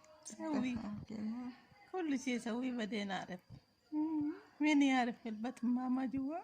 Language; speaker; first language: Arabic; non-native, learner; Oromo